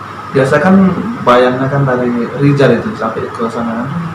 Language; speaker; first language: Malay; native; Malay